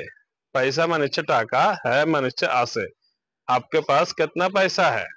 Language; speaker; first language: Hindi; non-native, learner; Bangla